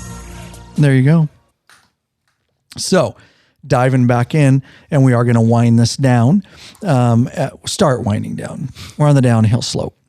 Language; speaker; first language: English; native; English